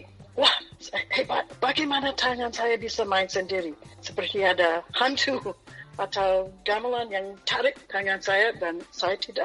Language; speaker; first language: Indonesian; non-native, fluent; English